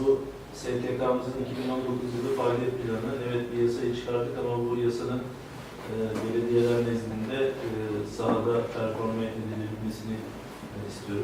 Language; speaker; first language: Turkish; native; Turkish